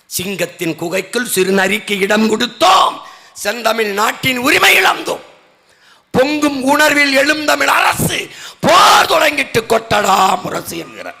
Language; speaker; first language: Tamil; native; Tamil